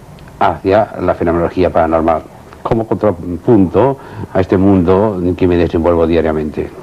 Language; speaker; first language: Spanish; native; Spanish